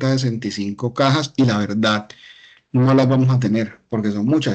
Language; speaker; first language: Spanish; native; Spanish